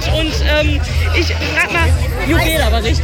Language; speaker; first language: German; native; German